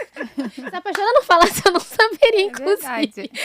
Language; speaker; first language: Portuguese; native; Portuguese